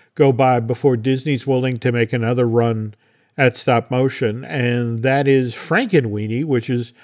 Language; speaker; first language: English; native; English